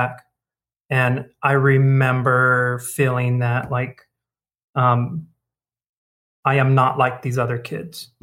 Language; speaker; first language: English; native; English